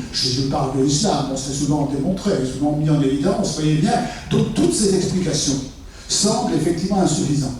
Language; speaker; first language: French; native; French